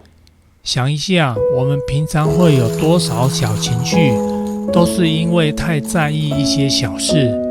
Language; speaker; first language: Chinese; native; Chinese